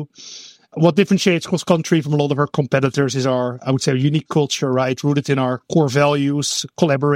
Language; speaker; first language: English; non-native, fluent; Dutch